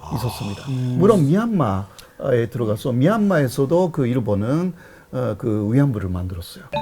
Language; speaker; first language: Korean; non-native, fluent; Japanese